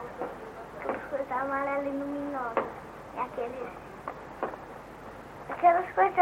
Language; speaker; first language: Portuguese; early bilingual, heritage; Portuguese